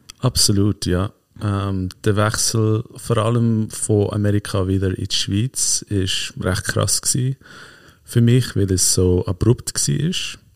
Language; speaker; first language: German; early bilingual, heritage; German